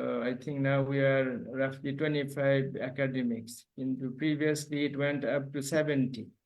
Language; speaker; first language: English; non-native, local second language; Bangla